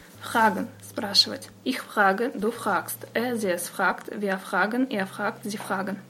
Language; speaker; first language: German; non-native, learner; Russian